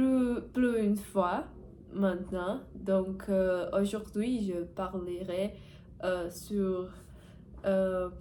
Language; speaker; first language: French; non-native, learner; Portuguese